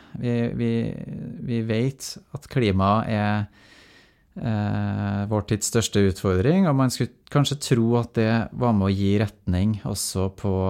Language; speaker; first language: Norwegian; native; Norwegian